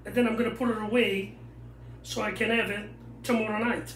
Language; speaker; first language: English; non-native, fluent; Italian